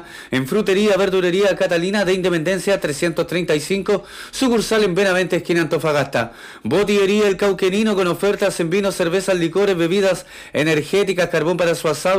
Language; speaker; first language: Spanish; native; Spanish